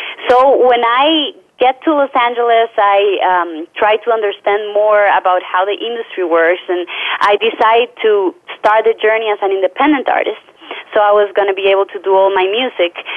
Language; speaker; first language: English; non-native, fluent; Spanish